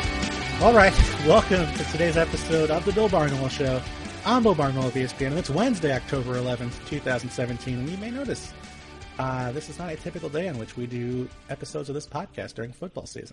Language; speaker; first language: English; native; English